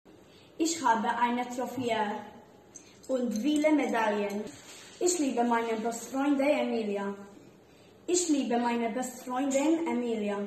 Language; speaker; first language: German; non-native, learner; Maltese